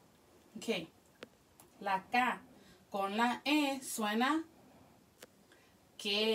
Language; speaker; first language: Spanish; early bilingual, heritage; Spanish